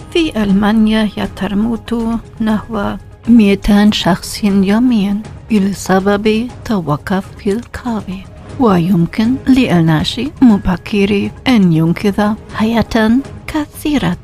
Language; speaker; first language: Arabic; non-native, learner; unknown